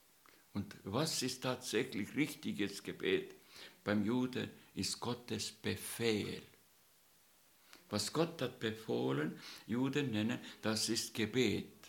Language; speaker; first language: German; non-native, fluent; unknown